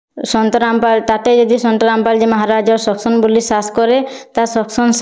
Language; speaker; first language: Assamese; non-native, local second language; Bodo